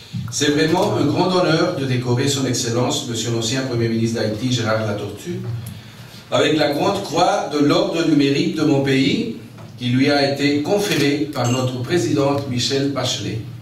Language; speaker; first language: French; non-native, fluent; Spanish